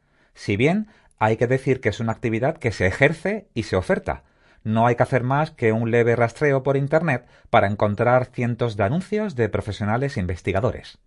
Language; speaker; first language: Spanish; native; Spanish